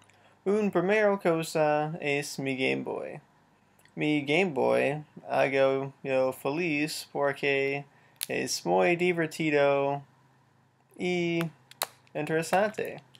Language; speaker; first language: Spanish; non-native, learner; English